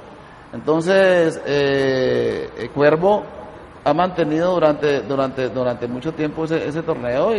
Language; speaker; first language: Spanish; native; Spanish